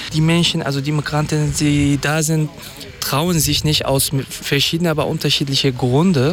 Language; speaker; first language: German; non-native, fluent; Kurdish